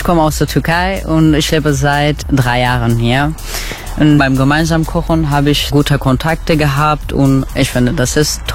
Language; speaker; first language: German; non-native, learner; Turkish